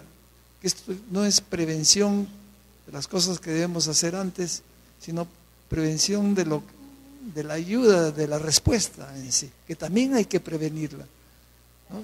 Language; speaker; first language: Spanish; native; Spanish